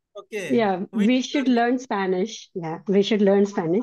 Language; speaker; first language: English; non-native, local second language; Hindi